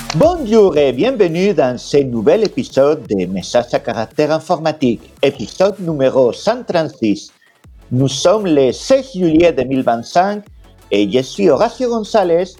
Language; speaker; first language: French; non-native, fluent; Spanish